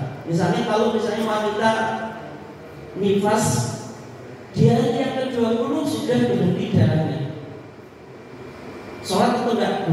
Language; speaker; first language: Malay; non-native, local second language; Javanese